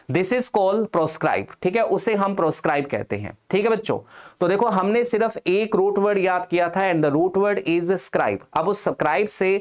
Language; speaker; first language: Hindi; non-native, local second language; Punjabi